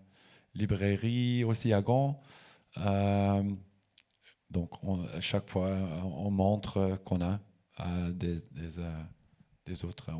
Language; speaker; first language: French; non-native, local second language; Dutch